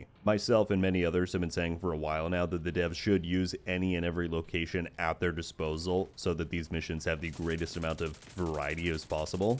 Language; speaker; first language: English; native; English